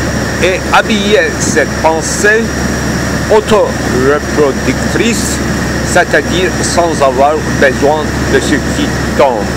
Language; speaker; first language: French; non-native, fluent; Turkish